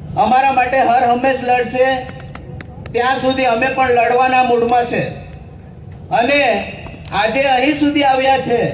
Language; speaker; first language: Gujarati; non-native, local second language; Kukna